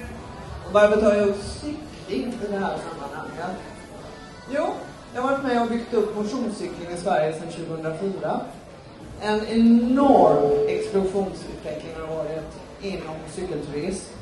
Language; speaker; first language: Swedish; native; Swedish